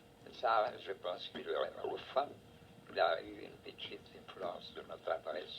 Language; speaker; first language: French; non-native, fluent; Portuguese